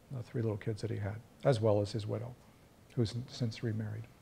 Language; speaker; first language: English; native; English